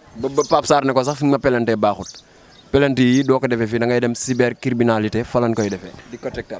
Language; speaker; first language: Wolof; native; Wolof